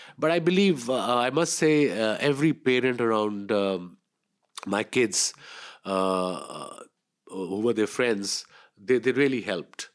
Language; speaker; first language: English; non-native, local second language; Urdu